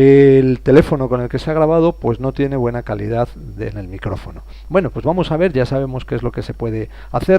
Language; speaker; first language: Spanish; native; Spanish